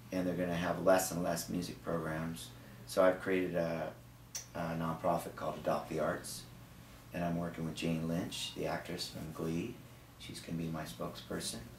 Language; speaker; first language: English; native; English